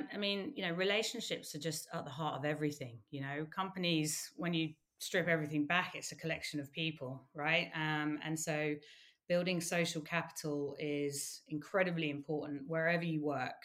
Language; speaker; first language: English; native; English